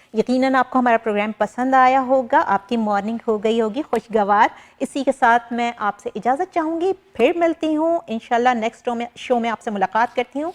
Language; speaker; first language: Urdu; native; Urdu